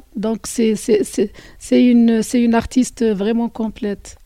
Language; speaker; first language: French; non-native, local second language; Arabic